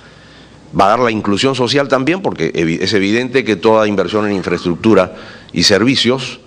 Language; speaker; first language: Spanish; native; Spanish